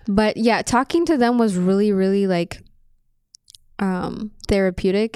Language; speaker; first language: English; non-native, fluent; Amharic